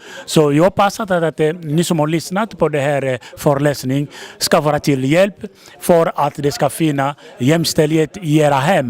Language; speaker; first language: Swedish; non-native, fluent; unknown